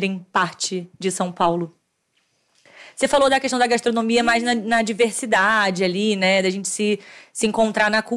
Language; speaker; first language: Portuguese; native; Portuguese